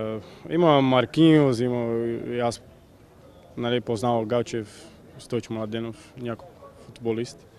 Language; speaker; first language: Bulgarian; non-native, learner; Portuguese